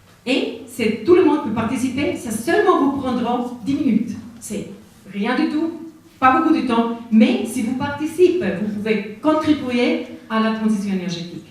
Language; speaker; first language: French; non-native, fluent; Spanish